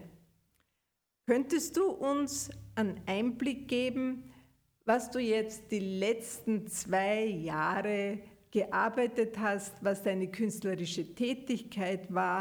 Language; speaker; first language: German; native; German